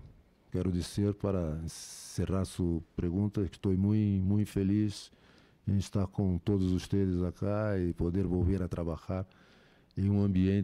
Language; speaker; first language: Spanish; non-native, fluent; Portuguese